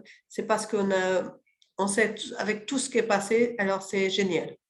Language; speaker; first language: French; early bilingual, other home language; Portuguese